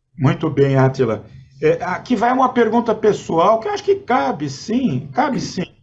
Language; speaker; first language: Portuguese; native; Portuguese